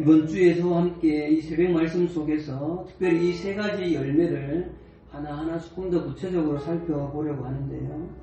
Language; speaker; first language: Korean; native; Korean